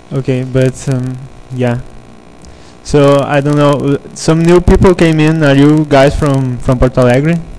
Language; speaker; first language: English; non-native, fluent; Portuguese